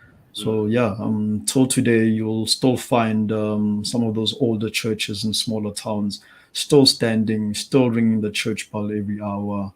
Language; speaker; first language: English; non-native, local second language; Tswana